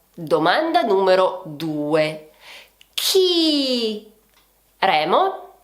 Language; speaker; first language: Italian; native; Italian